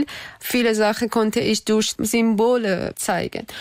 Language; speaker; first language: German; non-native, learner; Persian